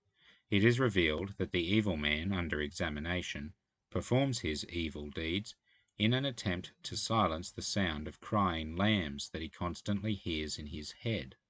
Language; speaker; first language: English; native; English